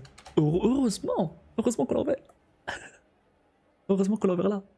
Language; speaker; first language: French; native; French